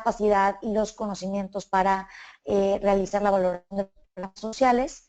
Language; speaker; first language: Spanish; native; Spanish